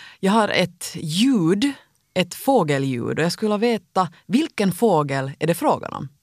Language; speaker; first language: Swedish; native; Swedish